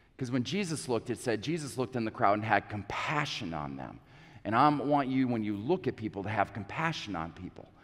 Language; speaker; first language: English; native; English